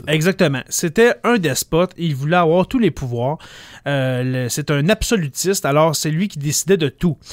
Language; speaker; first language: French; native; French